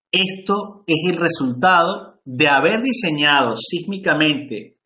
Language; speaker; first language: Spanish; native; Spanish